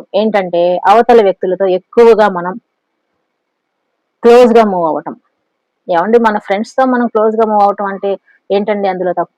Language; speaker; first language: Telugu; native; Telugu